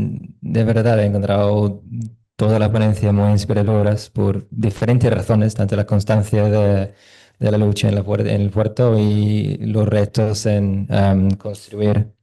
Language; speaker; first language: Spanish; non-native, fluent; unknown